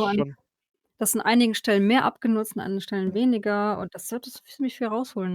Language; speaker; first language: German; native; German